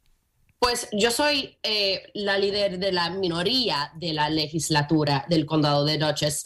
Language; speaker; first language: Spanish; early bilingual, heritage; Spanish